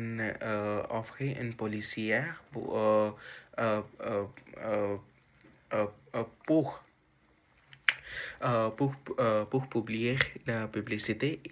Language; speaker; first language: French; non-native, learner; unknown